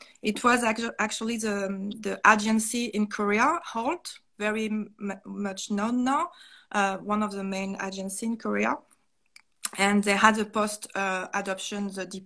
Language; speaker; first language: English; non-native, fluent; French